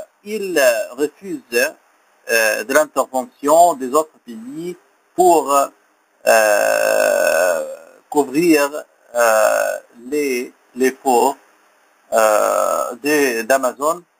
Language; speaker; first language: French; non-native, learner; Arabic